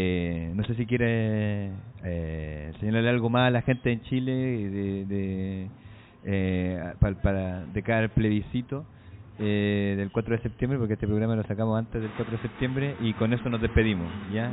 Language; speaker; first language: Spanish; native; Spanish